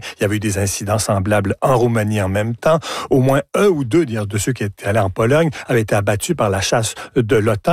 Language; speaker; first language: French; native; French